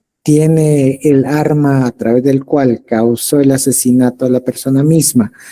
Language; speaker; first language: Spanish; native; Spanish